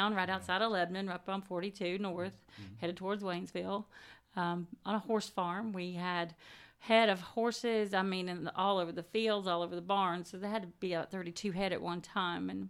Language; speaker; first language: English; native; English